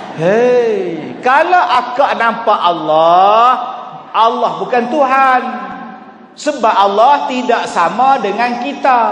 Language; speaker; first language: Malay; native; Malay